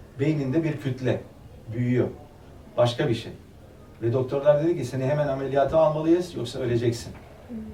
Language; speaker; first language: Turkish; early bilingual, other home language; German